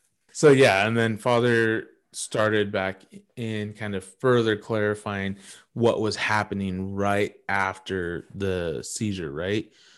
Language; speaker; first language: English; native; English